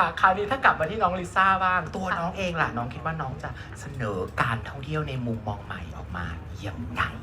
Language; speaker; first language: Thai; native; Thai